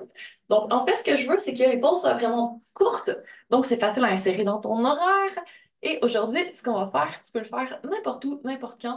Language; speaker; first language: French; native; French